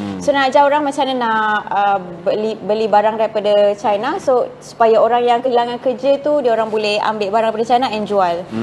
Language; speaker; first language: Malay; non-native, local second language; Chinese